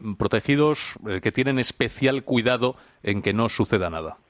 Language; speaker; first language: Spanish; native; Spanish